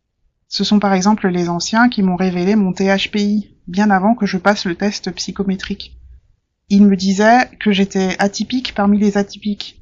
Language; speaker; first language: French; native; French